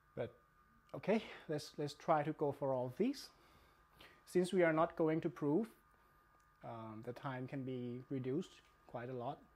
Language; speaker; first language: English; non-native, fluent; Thai